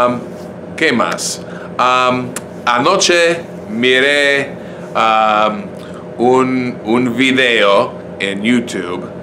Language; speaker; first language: Spanish; non-native, fluent; English